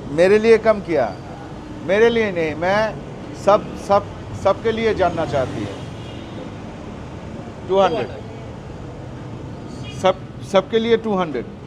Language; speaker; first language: Hindi; non-native, learner; Bangla